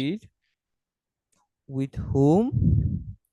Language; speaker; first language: English; non-native, fluent; Bangla